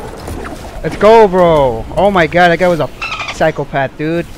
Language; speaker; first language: English; native; English